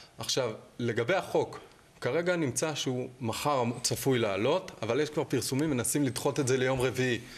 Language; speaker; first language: Hebrew; native; Hebrew